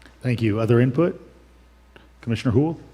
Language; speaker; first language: English; native; English